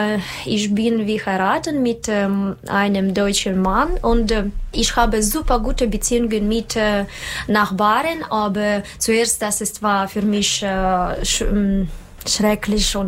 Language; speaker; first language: German; non-native, learner; Russian